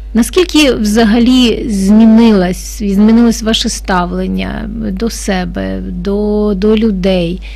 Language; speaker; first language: Ukrainian; native; Ukrainian